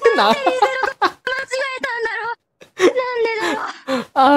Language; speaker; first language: Japanese; native; Japanese